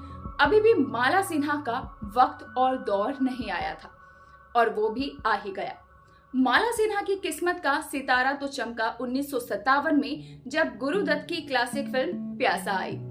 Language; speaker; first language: Hindi; native; Hindi